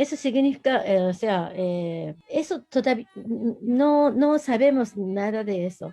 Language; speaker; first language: Spanish; non-native, learner; Japanese